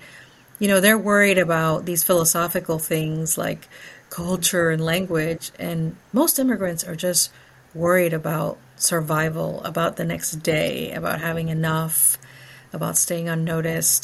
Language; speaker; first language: English; early bilingual, other home language; Spanish